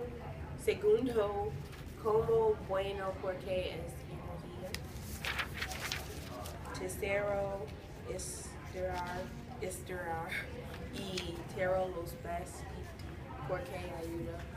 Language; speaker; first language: Spanish; non-native, learner; English